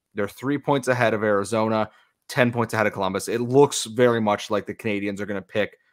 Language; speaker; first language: English; native; English